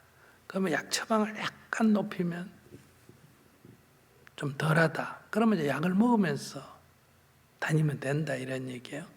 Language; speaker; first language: Korean; native; Korean